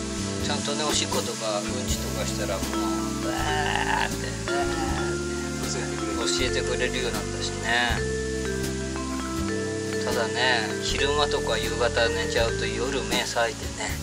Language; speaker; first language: Japanese; native; Japanese